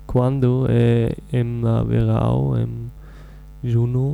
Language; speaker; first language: Portuguese; non-native, learner; German